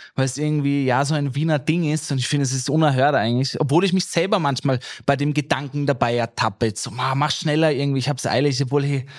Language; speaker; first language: German; native; German